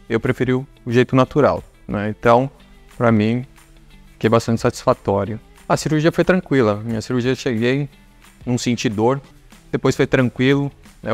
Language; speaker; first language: Portuguese; native; Portuguese